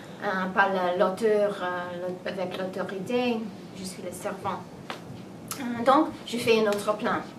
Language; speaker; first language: French; non-native, learner; English